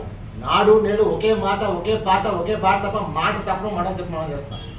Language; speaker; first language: Telugu; native; Telugu